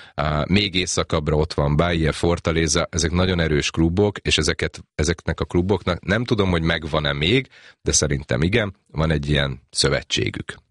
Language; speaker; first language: Hungarian; native; Hungarian